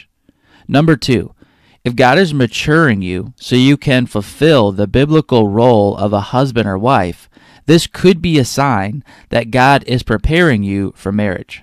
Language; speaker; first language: English; native; English